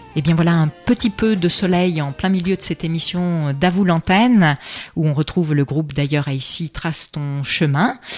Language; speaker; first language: French; native; French